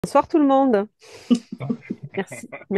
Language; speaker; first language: French; native; French